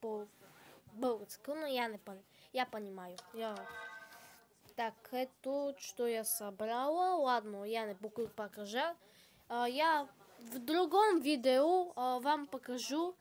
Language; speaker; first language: Russian; non-native, learner; Bulgarian